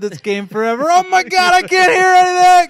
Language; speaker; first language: English; native; English